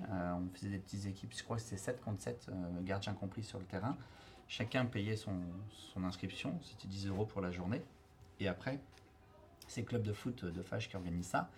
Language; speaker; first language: French; native; French